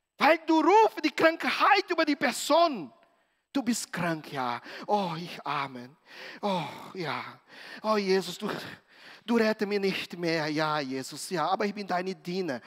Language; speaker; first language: German; non-native, fluent; Portuguese